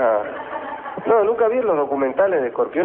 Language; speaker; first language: Spanish; native; Spanish